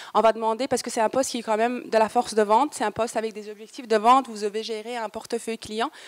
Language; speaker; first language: French; native; French